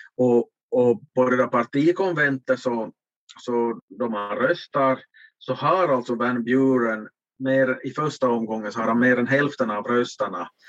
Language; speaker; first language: Swedish; native; Swedish